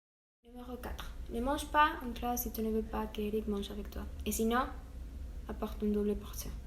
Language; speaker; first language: French; non-native, learner; Spanish